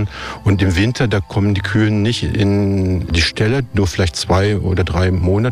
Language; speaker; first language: German; native; German